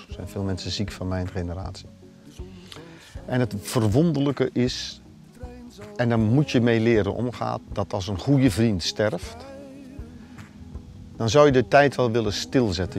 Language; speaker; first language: Dutch; native; Dutch